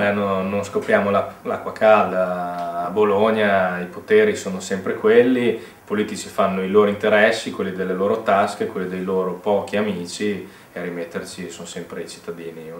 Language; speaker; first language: Italian; native; Italian